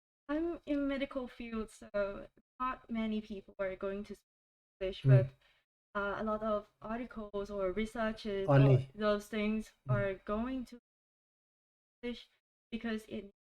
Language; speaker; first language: English; non-native, learner; Thai